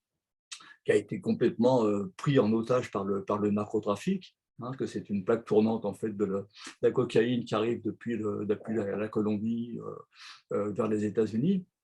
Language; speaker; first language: French; native; French